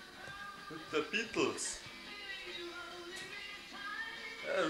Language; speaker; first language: English; non-native, learner; German